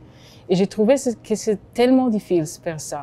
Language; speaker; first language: French; non-native, fluent; Hebrew